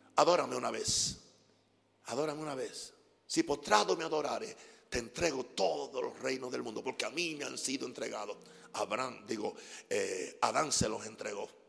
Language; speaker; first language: Spanish; non-native, fluent; English